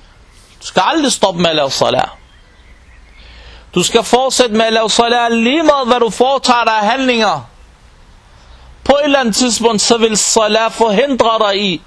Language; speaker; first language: Danish; non-native, local second language; Arabic